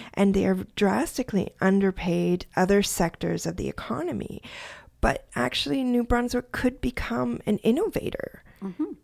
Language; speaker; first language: English; native; English